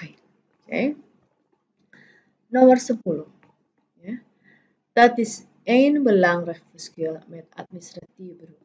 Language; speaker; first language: Dutch; non-native, fluent; Indonesian